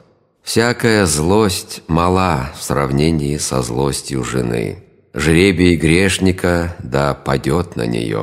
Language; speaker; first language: Russian; native; Russian